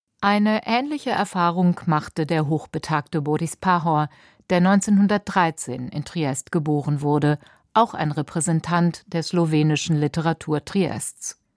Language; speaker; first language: German; native; German